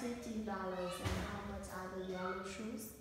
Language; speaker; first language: English; non-native, fluent; Vietnamese